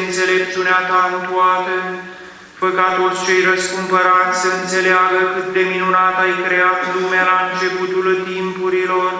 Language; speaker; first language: Romanian; native; Romanian